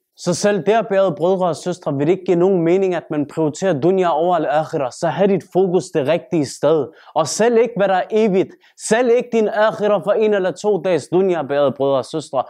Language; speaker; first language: Danish; early bilingual, other home language; Turkish